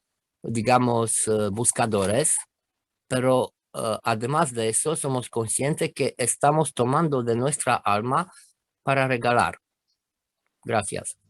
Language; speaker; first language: Spanish; non-native, fluent; Romanian